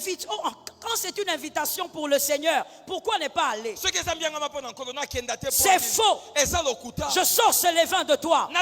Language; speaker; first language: French; non-native, local second language; Lingala